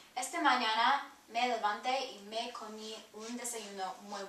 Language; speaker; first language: Spanish; non-native, learner; English